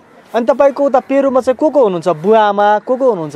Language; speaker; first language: Nepali; native; Nepali